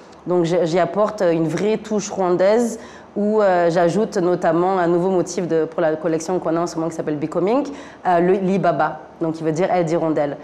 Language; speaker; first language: French; native; French